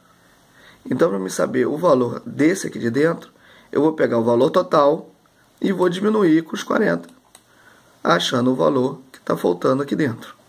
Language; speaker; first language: Portuguese; native; Portuguese